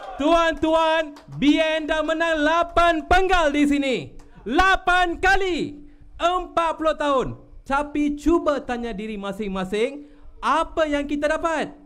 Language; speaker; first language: Malay; non-native, local second language; Tamil